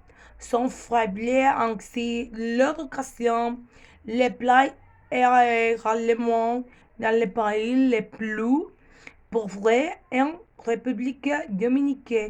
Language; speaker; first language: French; non-native, learner; Spanish